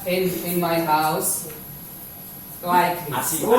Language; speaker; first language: English; non-native, learner; Indonesian